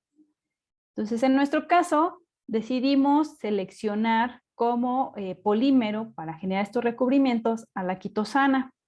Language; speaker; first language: Spanish; native; Spanish